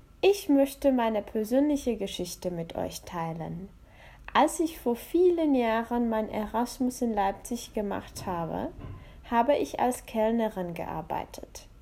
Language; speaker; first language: German; non-native, fluent; Czech